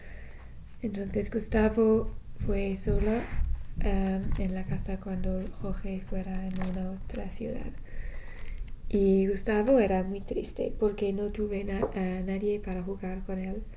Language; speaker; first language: Spanish; non-native, learner; English